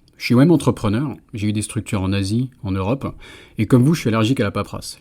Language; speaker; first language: French; native; French